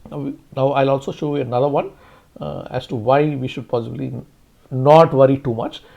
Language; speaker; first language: English; non-native, local second language; Tamil